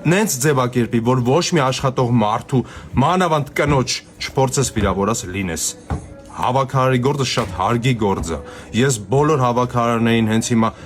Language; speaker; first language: Armenian; native; Armenian